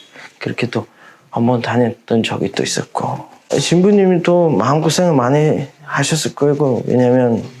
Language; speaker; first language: Korean; non-native, fluent; Mongolian